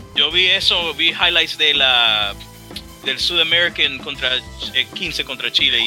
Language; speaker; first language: Spanish; early bilingual, heritage; Spanish